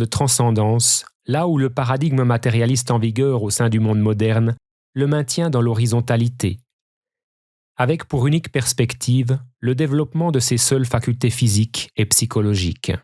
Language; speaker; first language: French; native; French